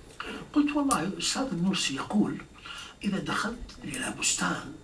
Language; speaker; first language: Arabic; native; Arabic